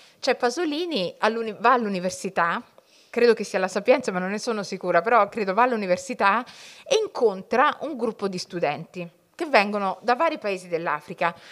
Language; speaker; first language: Italian; early bilingual, other home language; Somali